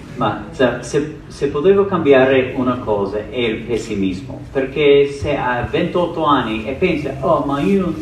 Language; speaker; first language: Italian; non-native, learner; English